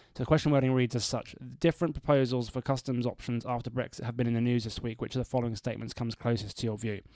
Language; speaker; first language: English; native; English